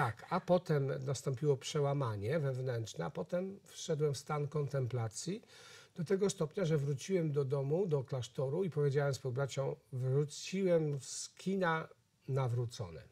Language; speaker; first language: Polish; native; Polish